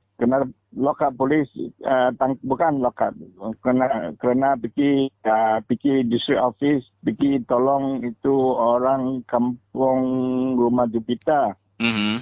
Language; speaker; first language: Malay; non-native, local second language; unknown